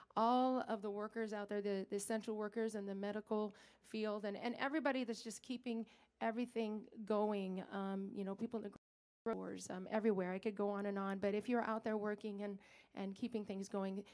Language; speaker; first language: English; native; English